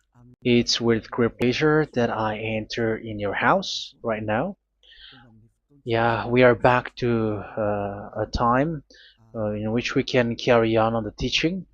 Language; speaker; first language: English; non-native, fluent; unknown